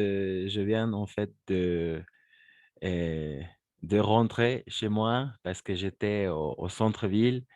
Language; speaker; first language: French; non-native, fluent; Spanish